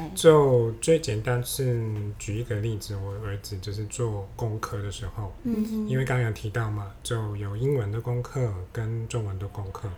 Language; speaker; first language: Chinese; non-native, fluent; Cantonese